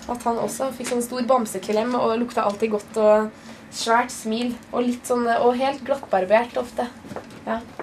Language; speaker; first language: Norwegian; native; Norwegian